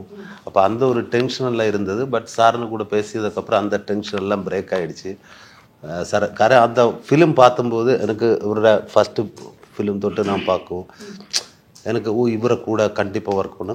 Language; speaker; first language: Tamil; non-native, learner; Malayalam